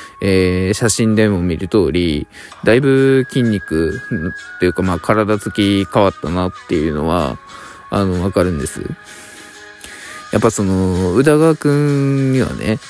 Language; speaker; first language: Japanese; native; Japanese